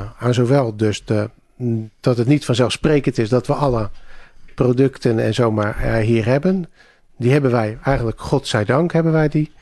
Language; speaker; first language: Dutch; native; Dutch